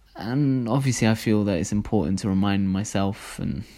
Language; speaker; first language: English; native; English